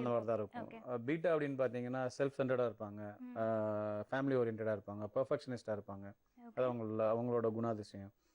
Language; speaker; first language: Tamil; native; Tamil